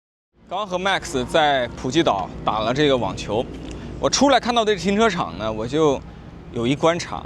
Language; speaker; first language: Chinese; native; Chinese